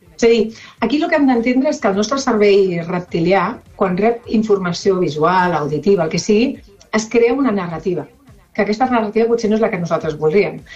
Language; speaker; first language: Catalan; non-native, local second language; Spanish